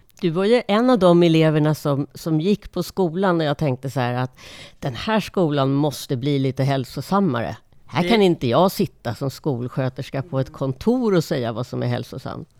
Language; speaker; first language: Swedish; native; Swedish